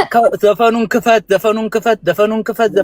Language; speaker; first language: Amharic; native; Amharic